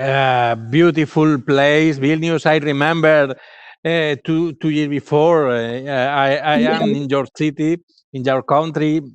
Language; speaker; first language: English; non-native, learner; Galician